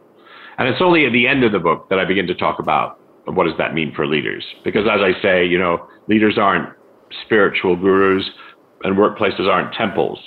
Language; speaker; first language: English; native; English